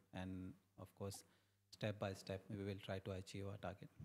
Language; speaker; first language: English; non-native, fluent; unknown